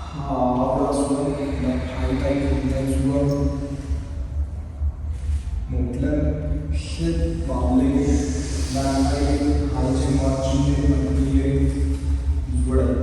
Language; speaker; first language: Vietnamese; non-native, learner; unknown